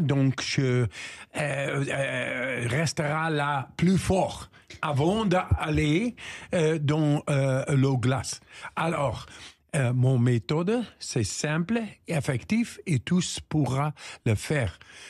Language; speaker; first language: French; non-native, learner; Dutch